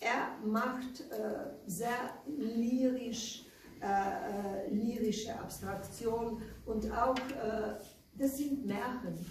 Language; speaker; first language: German; non-native, learner; Slovenian